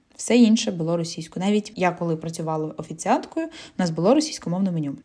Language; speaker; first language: Ukrainian; non-native, local second language; Russian